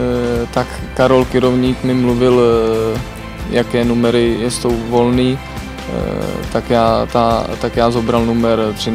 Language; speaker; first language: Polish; non-native, learner; Czech